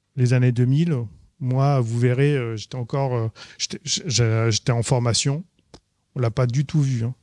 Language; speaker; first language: French; native; French